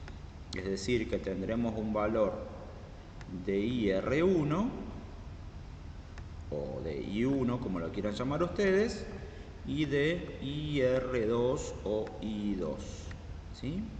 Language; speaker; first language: Spanish; native; Spanish